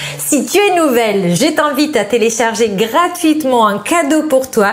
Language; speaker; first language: French; non-native, fluent; Italian